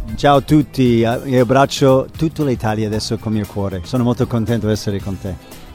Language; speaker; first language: Italian; non-native, fluent; English